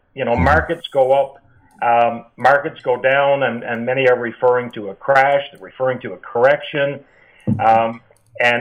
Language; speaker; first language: English; native; English